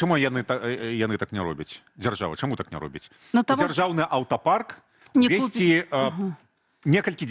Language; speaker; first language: Belarusian; native; Belarusian